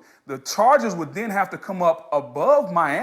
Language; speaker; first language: English; native; English